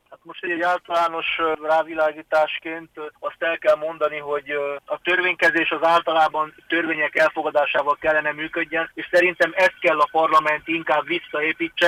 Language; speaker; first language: Hungarian; native; Hungarian